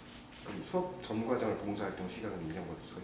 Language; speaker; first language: Korean; native; Korean